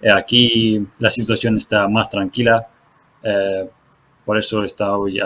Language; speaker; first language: Spanish; non-native, fluent; Ukrainian